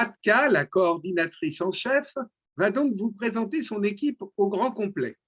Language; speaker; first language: French; native; French